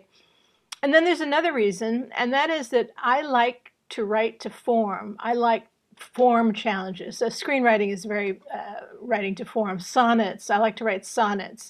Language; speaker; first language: English; native; English